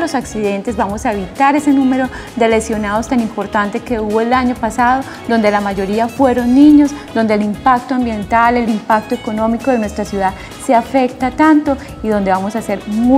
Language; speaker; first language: Spanish; native; Spanish